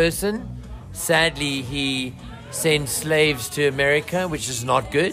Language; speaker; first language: English; native; English